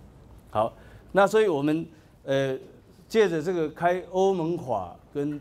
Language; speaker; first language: Chinese; native; Chinese